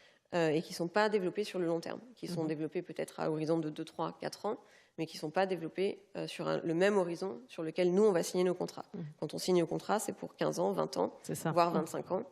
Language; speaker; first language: French; native; French